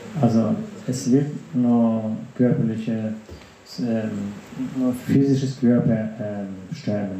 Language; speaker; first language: German; non-native, fluent; Russian